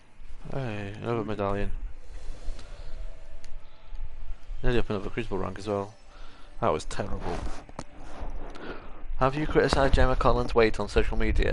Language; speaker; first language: English; native; English